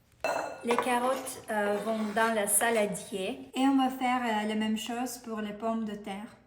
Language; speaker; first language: French; non-native, fluent; Russian